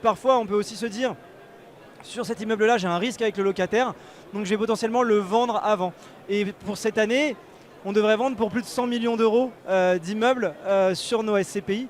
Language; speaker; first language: French; native; French